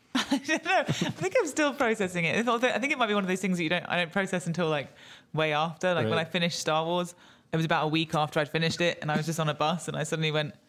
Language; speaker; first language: English; native; English